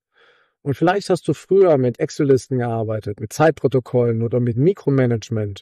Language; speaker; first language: German; native; German